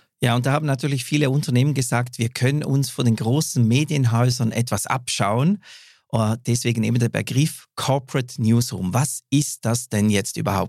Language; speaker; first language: German; native; German